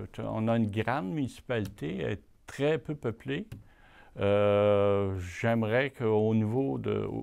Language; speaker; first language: French; native; French